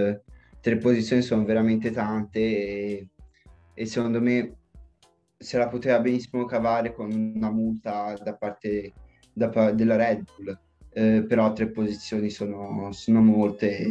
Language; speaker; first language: Italian; native; Italian